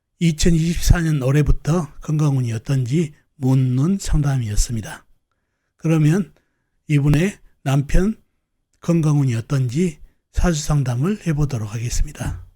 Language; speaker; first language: Korean; native; Korean